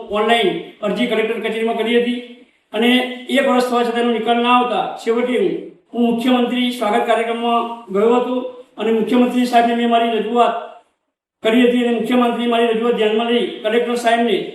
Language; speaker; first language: Gujarati; native; Gujarati